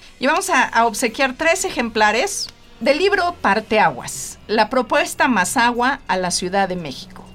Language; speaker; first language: Spanish; native; Spanish